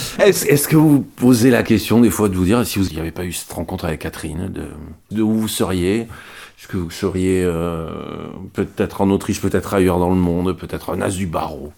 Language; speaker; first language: French; native; French